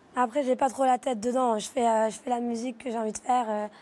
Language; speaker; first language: French; native; French